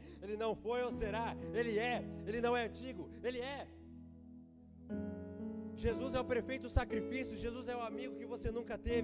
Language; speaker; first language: Portuguese; native; Portuguese